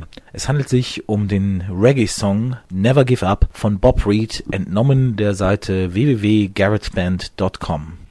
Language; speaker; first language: German; native; German